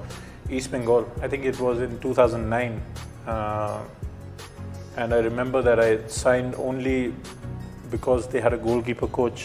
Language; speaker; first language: English; non-native, local second language; Punjabi